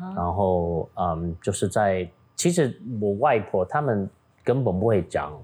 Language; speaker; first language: Chinese; non-native, fluent; Min Nan Chinese